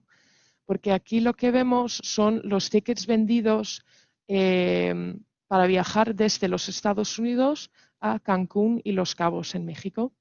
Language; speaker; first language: Spanish; non-native, fluent; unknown